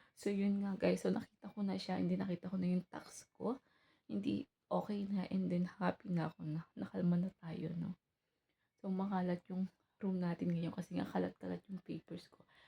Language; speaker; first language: Filipino; native; Filipino